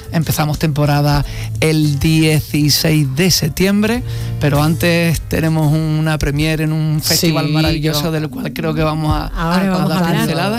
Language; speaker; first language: Spanish; native; Spanish